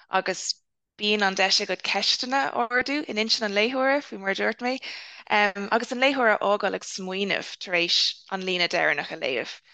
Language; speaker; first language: Irish; non-native, local second language; English